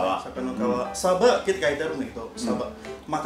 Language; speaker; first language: Japanese; non-native, learner; Indonesian